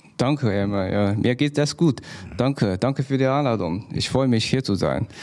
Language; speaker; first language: German; non-native, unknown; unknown